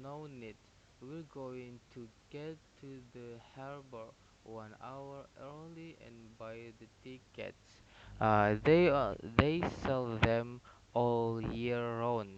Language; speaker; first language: English; non-native, learner; Indonesian